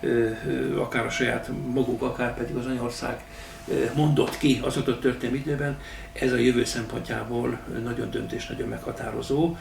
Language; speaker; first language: Hungarian; native; Hungarian